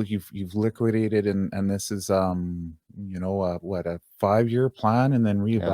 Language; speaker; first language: English; native; English